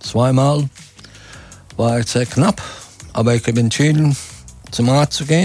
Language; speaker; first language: German; non-native, fluent; English